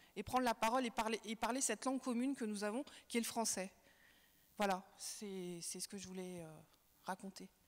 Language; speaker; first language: French; early bilingual, other home language; Kabyle